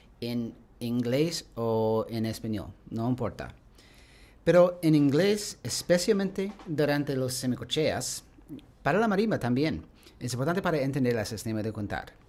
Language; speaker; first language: Spanish; non-native, learner; English